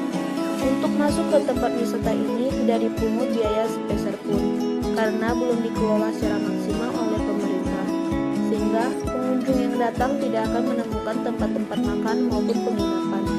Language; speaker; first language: Indonesian; native; Indonesian